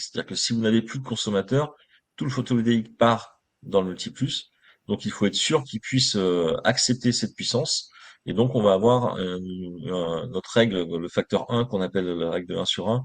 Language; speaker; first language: French; native; French